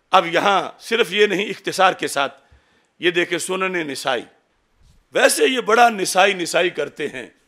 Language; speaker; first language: Urdu; non-native, local second language; Punjabi